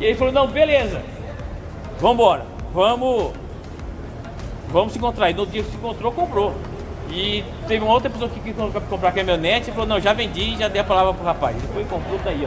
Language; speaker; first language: Portuguese; native; Portuguese